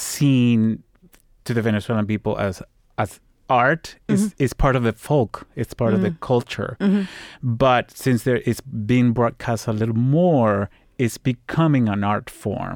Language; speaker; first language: English; non-native, fluent; Spanish